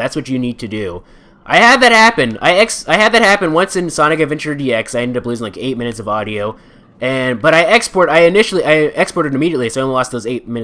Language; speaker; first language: English; native; English